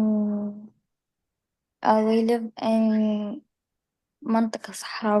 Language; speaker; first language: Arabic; native; Arabic